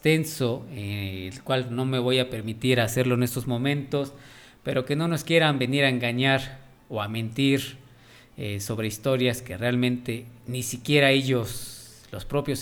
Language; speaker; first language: Spanish; non-native, local second language; Nahuatl languages